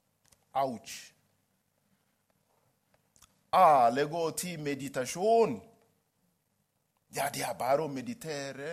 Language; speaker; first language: Swedish; non-native, fluent; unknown